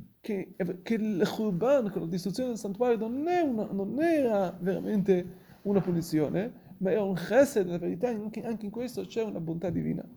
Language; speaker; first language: Italian; non-native, fluent; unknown